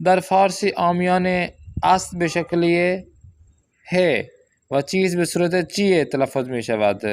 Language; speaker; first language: Persian; non-native, fluent; Urdu